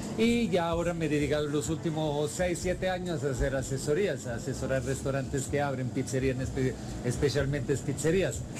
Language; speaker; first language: Spanish; non-native, fluent; Italian